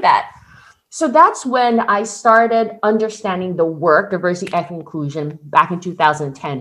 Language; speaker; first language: English; non-native, local second language; Filipino